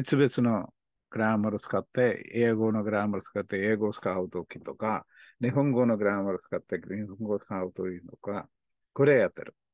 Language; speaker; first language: Japanese; non-native, learner; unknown